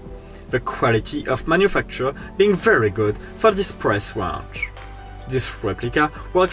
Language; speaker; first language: English; non-native, fluent; French